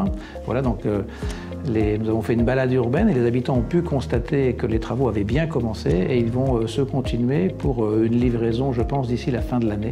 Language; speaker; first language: French; native; French